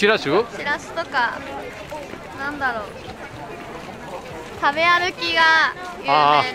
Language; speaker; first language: Japanese; native; Japanese